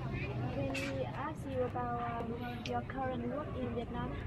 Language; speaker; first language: English; non-native, learner; Vietnamese